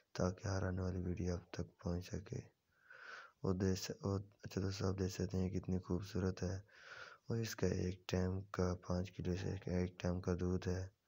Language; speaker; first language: Urdu; non-native, local second language; Punjabi